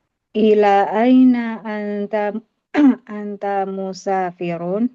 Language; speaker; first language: Arabic; non-native, learner; Indonesian